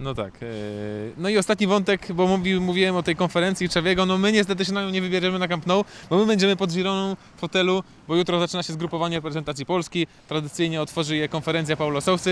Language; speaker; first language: Polish; native; Polish